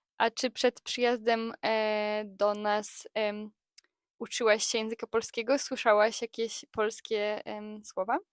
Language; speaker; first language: Polish; native; Polish